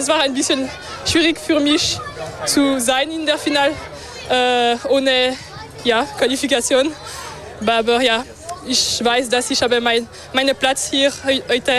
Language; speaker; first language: German; non-native, local second language; French